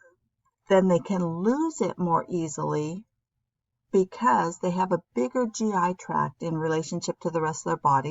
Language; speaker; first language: English; native; English